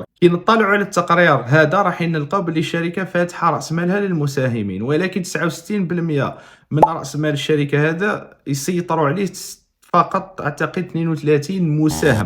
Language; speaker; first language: Arabic; native; Arabic